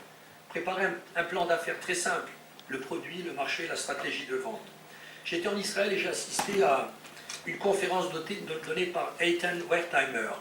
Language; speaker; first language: French; native; French